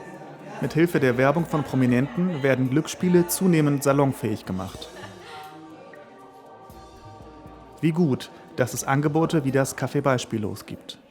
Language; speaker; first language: German; native; German